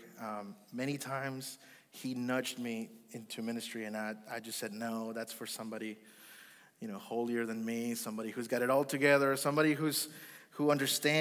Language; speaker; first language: English; early bilingual, other home language; Spanish